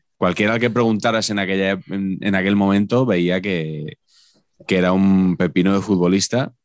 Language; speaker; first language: Spanish; native; Spanish